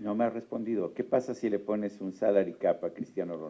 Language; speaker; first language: Spanish; native; Spanish